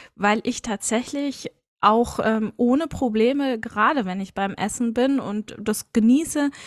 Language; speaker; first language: German; native; German